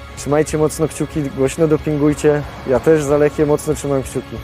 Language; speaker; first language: Polish; native; Polish